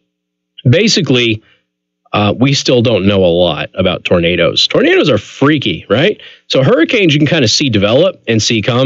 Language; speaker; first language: English; native; English